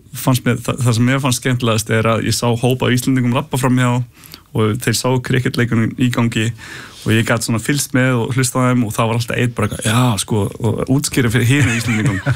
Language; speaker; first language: Icelandic; early bilingual, heritage; Icelandic